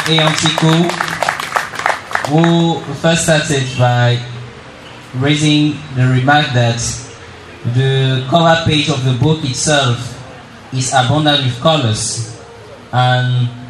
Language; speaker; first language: English; non-native, local second language; French